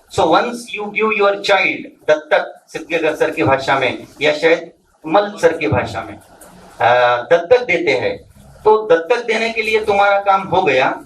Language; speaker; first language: Hindi; non-native, local second language; Marathi